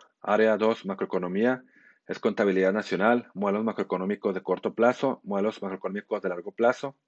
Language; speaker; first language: Spanish; native; Spanish